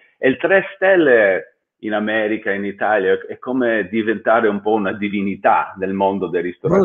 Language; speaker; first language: Italian; non-native, fluent; English